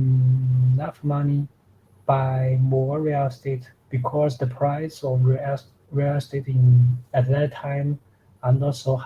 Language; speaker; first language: English; non-native, learner; Chinese